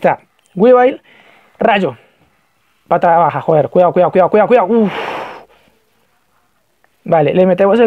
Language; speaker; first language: Spanish; native; Spanish